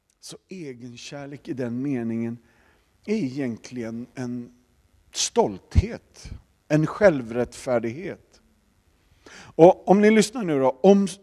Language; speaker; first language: Swedish; native; Swedish